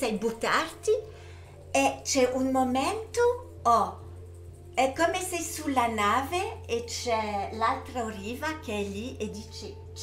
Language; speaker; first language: Italian; early bilingual, heritage; French